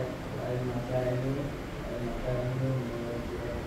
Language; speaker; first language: Arabic; non-native, learner; Malay